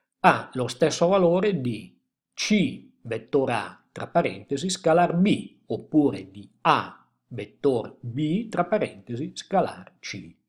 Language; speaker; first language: Italian; native; Italian